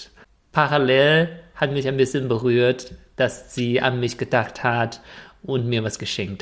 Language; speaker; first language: German; non-native, fluent; Chinese